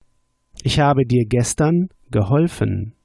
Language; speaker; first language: German; non-native, fluent; English